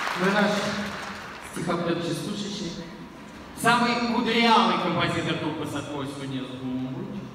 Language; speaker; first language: Russian; native; Russian